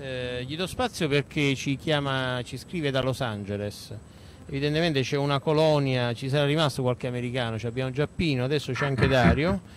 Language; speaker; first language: Italian; native; Italian